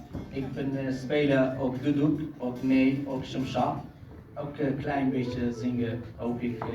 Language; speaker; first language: Dutch; non-native, learner; Kurdish